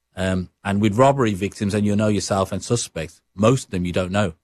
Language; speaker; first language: English; native; English